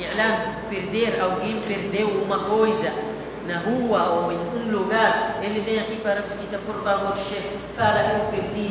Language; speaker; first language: Portuguese; non-native, fluent; Arabic